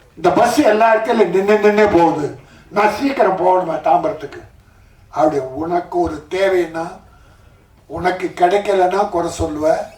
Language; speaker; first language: Tamil; native; Tamil